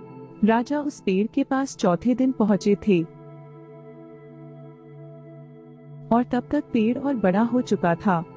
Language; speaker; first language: Hindi; native; Hindi